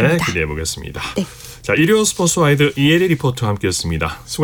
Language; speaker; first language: Korean; native; Korean